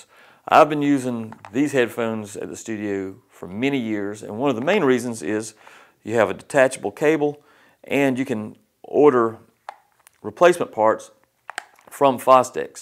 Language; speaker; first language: English; native; English